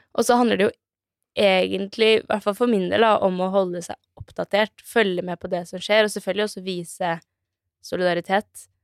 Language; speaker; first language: Norwegian; native; Norwegian